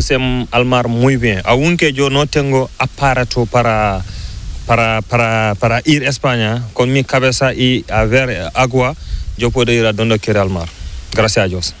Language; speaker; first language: Spanish; non-native, learner; Fula